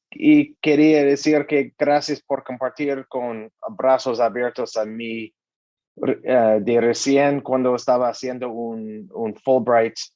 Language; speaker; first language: Spanish; non-native, learner; English